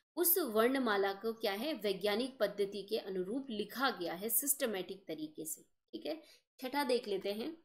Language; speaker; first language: Hindi; native; Hindi